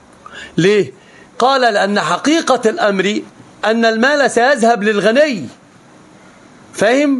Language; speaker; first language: Arabic; native; Arabic